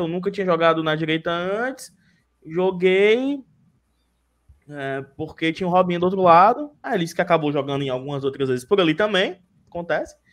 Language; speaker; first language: Portuguese; native; Portuguese